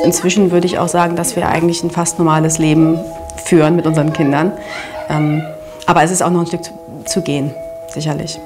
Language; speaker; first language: German; native; German